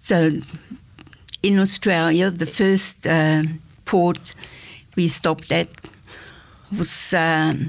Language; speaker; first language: English; non-native, fluent; German